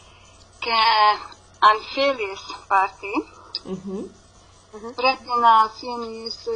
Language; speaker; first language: Greek; non-native, learner; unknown